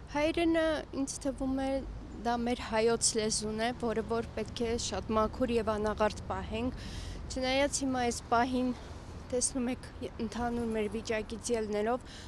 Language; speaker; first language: Armenian; native; Armenian